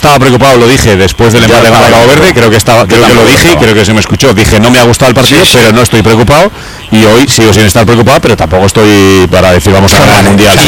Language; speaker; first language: Spanish; native; Spanish